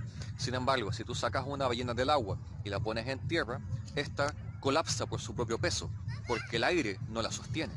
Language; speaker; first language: Spanish; native; Spanish